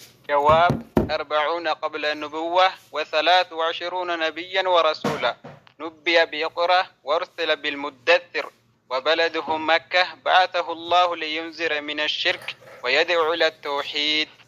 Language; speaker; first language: Arabic; non-native, learner; Oromo